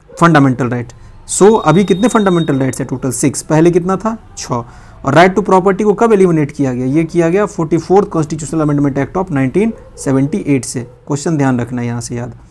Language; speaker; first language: Hindi; native; Hindi